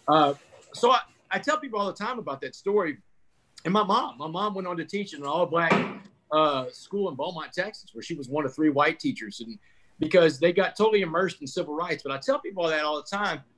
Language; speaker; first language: English; native; English